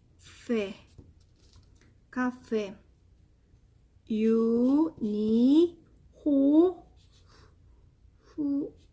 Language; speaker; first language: Korean; native; Korean